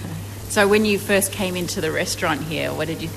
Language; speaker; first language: English; native; English